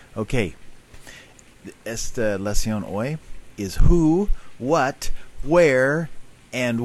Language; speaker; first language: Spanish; non-native, learner; English